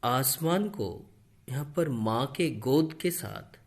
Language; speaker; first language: Hindi; non-native, local second language; Bangla